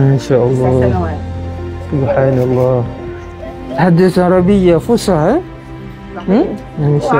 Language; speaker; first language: Arabic; non-native, fluent; Malay